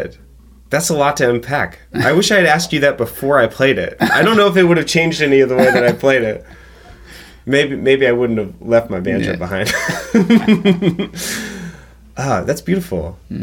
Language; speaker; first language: English; native; English